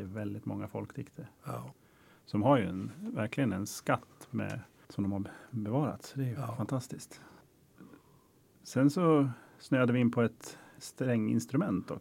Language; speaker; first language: Swedish; native; Swedish